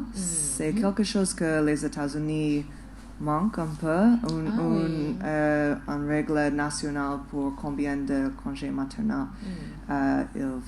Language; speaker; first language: French; non-native, fluent; English